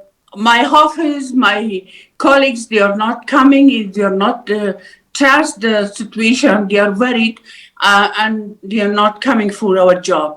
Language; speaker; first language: English; non-native, learner; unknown